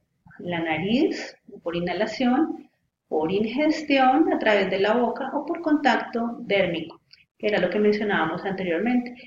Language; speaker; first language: Spanish; native; Spanish